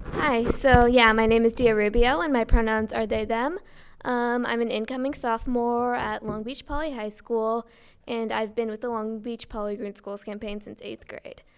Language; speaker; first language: English; native; English